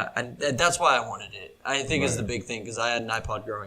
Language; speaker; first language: English; native; English